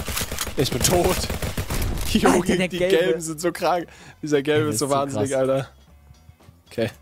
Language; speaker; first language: German; native; German